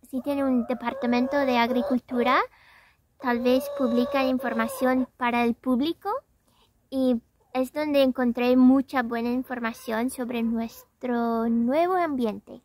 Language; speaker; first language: Spanish; non-native, fluent; English